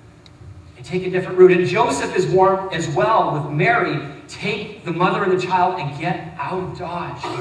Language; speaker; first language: English; native; English